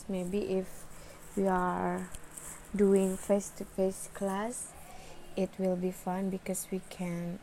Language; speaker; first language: English; non-native, learner; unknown